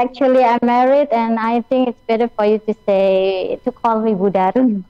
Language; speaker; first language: English; non-native, fluent; Indonesian